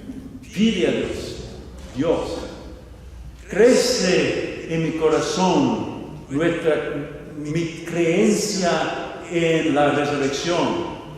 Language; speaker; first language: Spanish; non-native, fluent; English